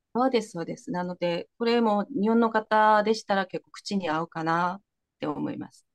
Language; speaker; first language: Japanese; non-native, fluent; Korean